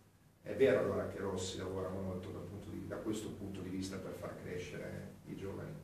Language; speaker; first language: Italian; native; Italian